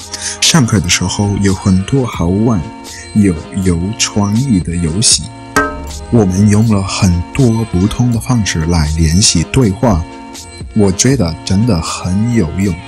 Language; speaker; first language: Chinese; non-native, learner; English